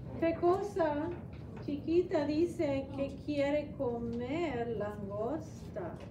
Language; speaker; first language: Spanish; non-native, fluent; English